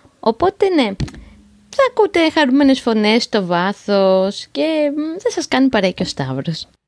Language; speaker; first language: Greek; native; Greek